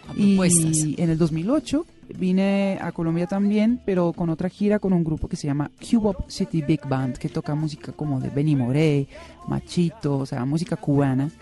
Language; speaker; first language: Spanish; non-native, fluent; Dutch